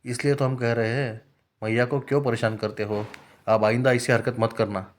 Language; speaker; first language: Hindi; non-native, local second language; Marathi